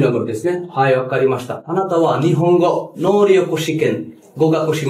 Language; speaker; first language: Japanese; non-native, fluent; Bangla